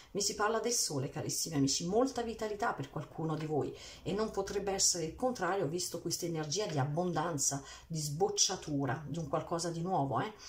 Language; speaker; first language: Italian; early bilingual, heritage; Italian